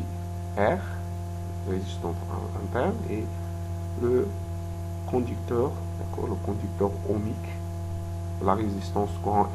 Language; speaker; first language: French; non-native, local second language; Arabic